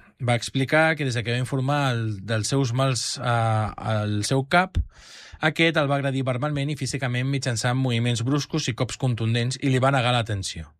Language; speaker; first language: Catalan; native; Catalan